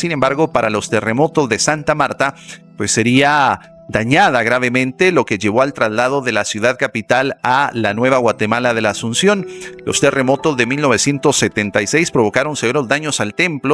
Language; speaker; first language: Spanish; native; Spanish